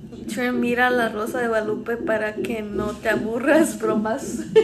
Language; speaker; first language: Spanish; early bilingual, heritage; Spanish